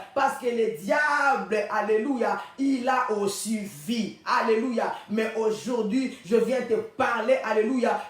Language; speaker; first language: French; non-native, local second language; Lingala